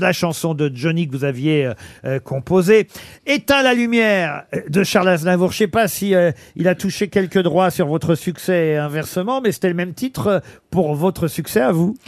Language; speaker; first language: French; native; French